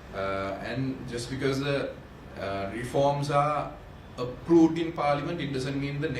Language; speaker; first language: English; non-native, local second language; Sinhala